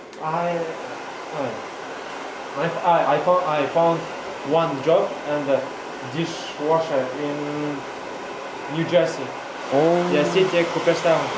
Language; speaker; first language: English; non-native, learner; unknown